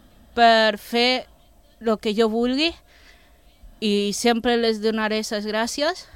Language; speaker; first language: Catalan; non-native, local second language; Spanish